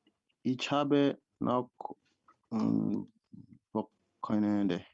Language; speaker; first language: German; non-native, learner; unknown